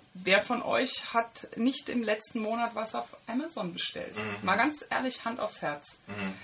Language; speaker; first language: German; native; German